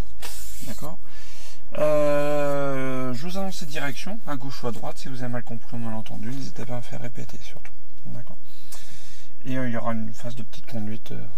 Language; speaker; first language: French; native; French